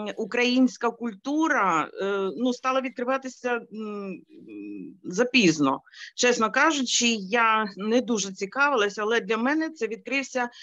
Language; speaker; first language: Ukrainian; non-native, local second language; Bulgarian